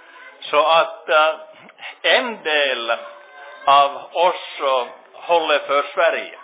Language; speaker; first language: Swedish; non-native, local second language; Finnish